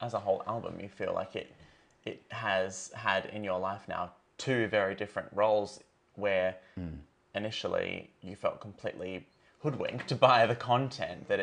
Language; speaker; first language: English; native; English